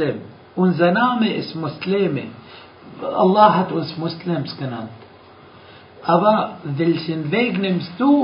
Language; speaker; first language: German; non-native, fluent; Arabic